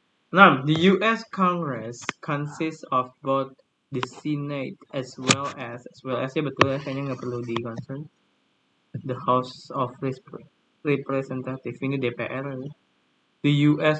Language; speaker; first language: English; non-native, fluent; Indonesian